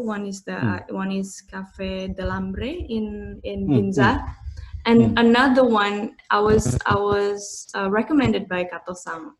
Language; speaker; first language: English; non-native, fluent; Indonesian